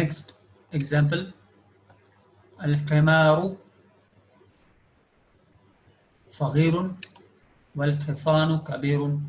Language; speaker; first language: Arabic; non-native, fluent; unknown